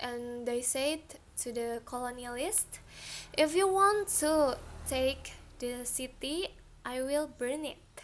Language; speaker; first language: English; non-native, learner; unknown